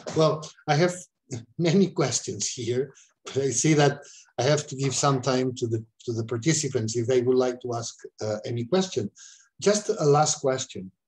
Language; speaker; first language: English; non-native, fluent; Catalan